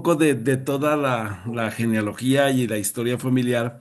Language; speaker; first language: Spanish; native; Spanish